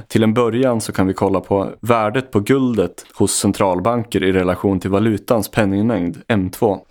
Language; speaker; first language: Swedish; native; Swedish